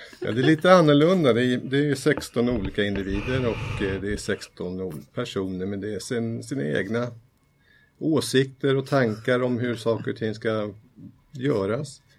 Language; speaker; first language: Swedish; native; Swedish